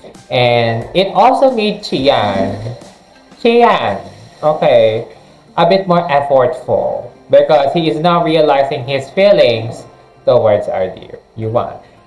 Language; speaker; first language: English; non-native, local second language; Filipino